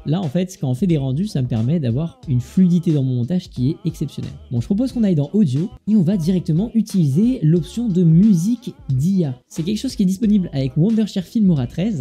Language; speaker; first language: French; native; French